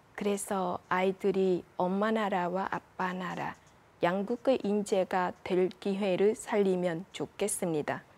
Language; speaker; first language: Korean; non-native, fluent; Vietnamese